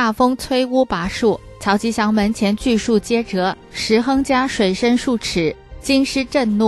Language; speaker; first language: Chinese; native; Chinese